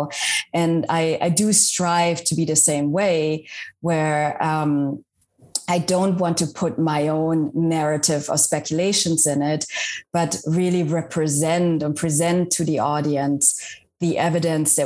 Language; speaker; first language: English; non-native, fluent; German